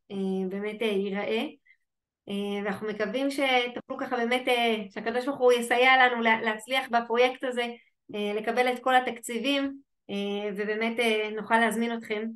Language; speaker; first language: Hebrew; native; Hebrew